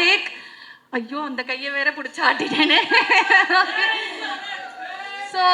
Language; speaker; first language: Tamil; native; Tamil